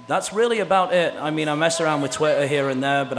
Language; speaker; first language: English; native; English